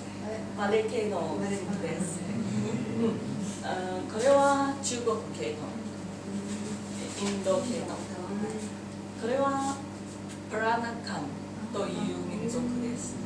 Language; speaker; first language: Japanese; non-native, learner; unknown